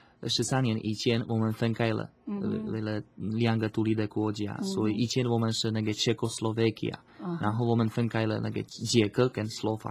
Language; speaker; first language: Chinese; non-native, fluent; Slovak